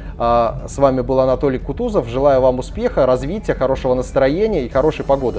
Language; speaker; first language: Russian; native; Russian